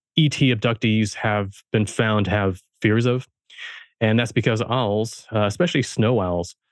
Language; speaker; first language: English; early bilingual, heritage; German